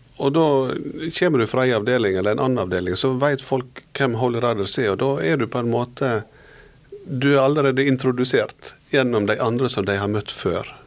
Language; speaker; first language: Norwegian; native; Norwegian